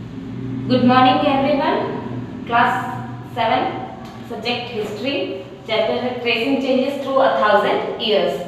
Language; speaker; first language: English; non-native, local second language; Hindi